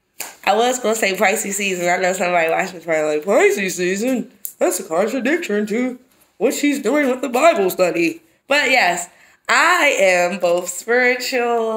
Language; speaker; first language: English; native; English